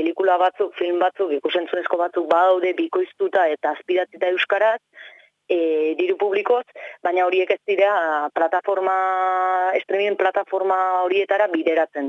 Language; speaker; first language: Basque; native; Basque